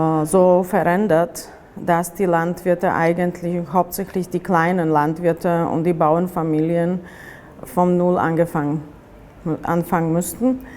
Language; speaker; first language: German; non-native, fluent; Slovak